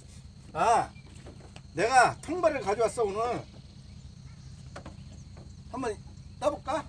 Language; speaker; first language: Korean; native; Korean